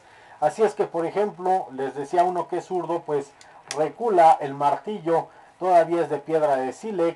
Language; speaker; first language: Spanish; native; Spanish